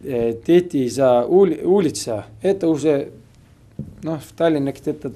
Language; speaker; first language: Russian; non-native, learner; Estonian